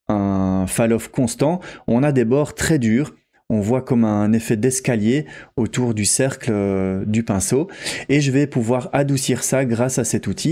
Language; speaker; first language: French; native; French